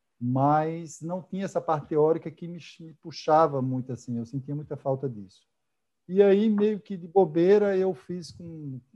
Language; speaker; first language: Portuguese; native; Portuguese